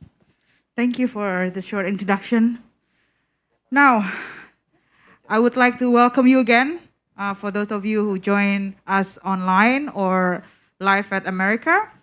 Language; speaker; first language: English; non-native, fluent; Indonesian